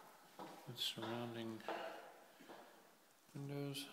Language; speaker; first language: English; native; English